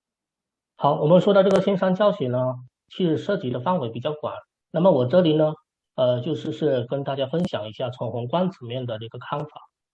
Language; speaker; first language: Chinese; native; Chinese